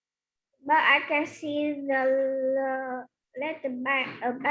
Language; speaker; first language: English; non-native, learner; Vietnamese